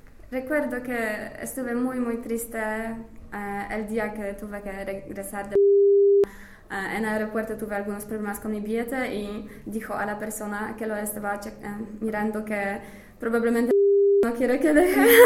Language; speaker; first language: Spanish; non-native, fluent; English